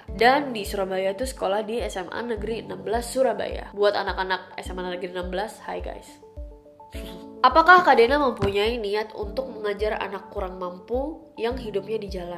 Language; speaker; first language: Indonesian; native; Indonesian